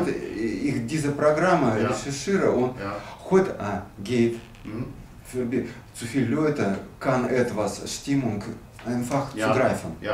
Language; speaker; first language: German; non-native, learner; Russian